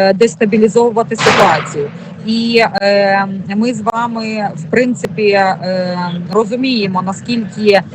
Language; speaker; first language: Ukrainian; native; Ukrainian